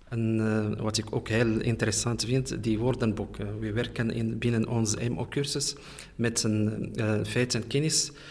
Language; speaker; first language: Dutch; non-native, fluent; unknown